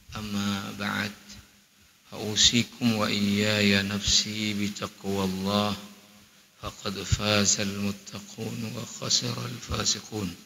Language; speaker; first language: Arabic; non-native, fluent; Achinese